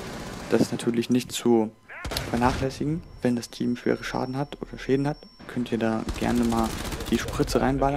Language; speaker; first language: German; native; German